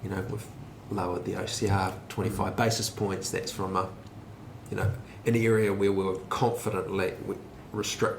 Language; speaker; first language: English; native; English